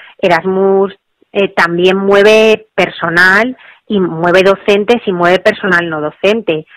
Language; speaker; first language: Spanish; native; Spanish